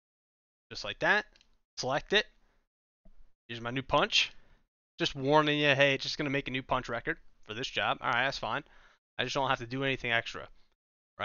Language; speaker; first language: English; native; English